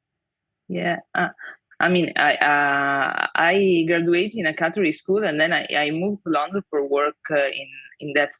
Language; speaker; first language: English; non-native, fluent; Italian